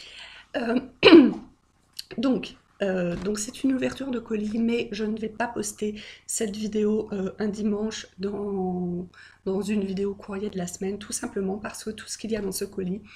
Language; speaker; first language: French; native; French